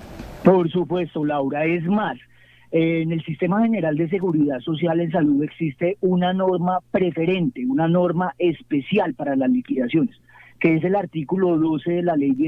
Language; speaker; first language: Spanish; native; Spanish